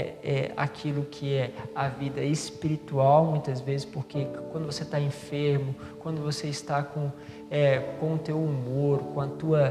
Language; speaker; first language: Portuguese; native; Portuguese